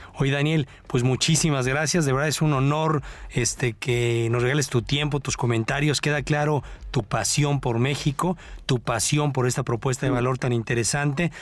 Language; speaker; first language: Spanish; native; Spanish